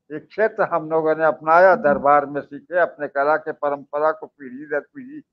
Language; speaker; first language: Hindi; native; Hindi